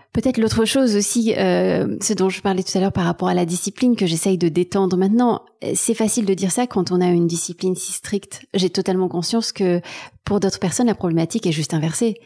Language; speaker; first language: French; native; French